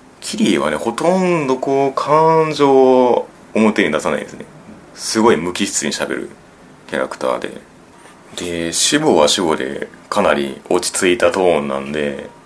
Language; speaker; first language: Japanese; native; Japanese